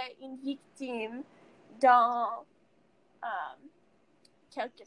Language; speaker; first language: French; non-native, learner; English